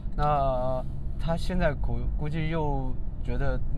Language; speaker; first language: Chinese; native; Chinese